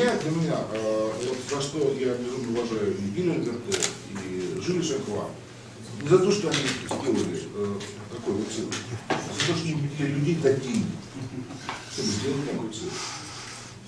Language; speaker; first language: Russian; native; Russian